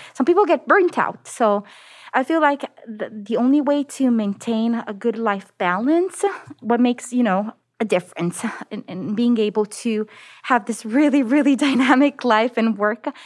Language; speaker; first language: English; non-native, fluent; Italian